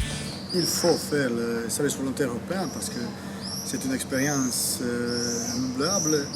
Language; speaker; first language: French; non-native, fluent; Croatian